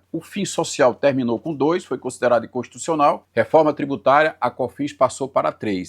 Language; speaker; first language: Portuguese; native; Portuguese